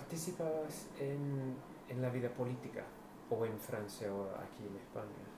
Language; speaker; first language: Spanish; non-native, fluent; English